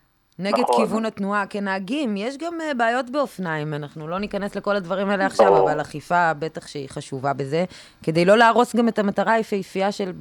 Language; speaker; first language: Hebrew; native; Hebrew